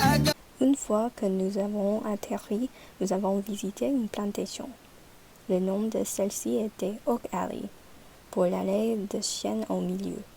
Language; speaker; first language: French; non-native, learner; English